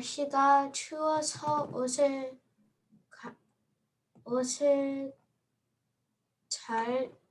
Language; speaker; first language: Korean; non-native, learner; English